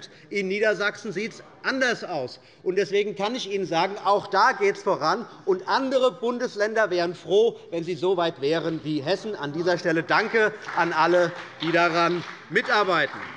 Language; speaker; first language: German; native; German